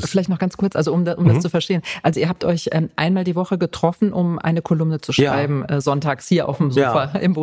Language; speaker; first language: German; native; German